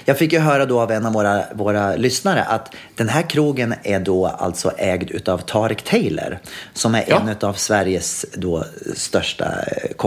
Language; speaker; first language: Swedish; native; Swedish